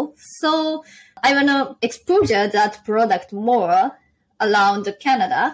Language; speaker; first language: English; non-native, learner; Japanese